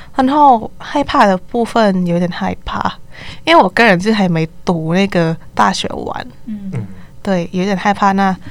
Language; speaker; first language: Chinese; non-native, learner; Thai